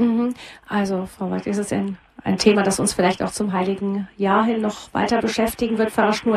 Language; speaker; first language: German; native; German